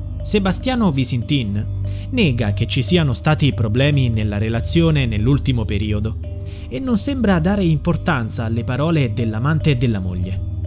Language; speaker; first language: Italian; native; Italian